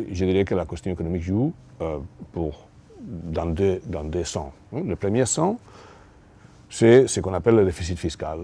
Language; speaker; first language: French; non-native, fluent; Catalan